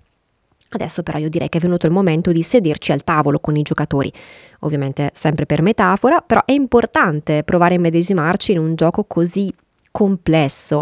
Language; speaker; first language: Italian; native; Italian